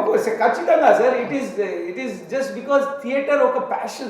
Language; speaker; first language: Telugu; non-native, learner; Hindi